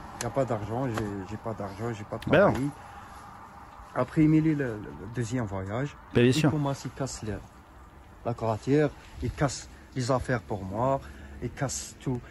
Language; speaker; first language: French; non-native, learner; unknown